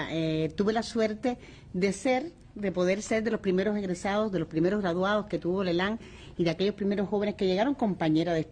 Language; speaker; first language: Spanish; native; Spanish